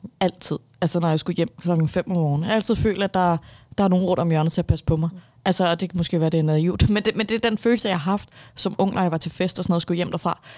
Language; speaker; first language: Danish; early bilingual, other home language; Persian